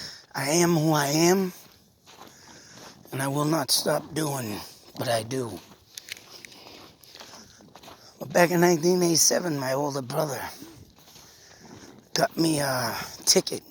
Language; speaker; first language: English; native; English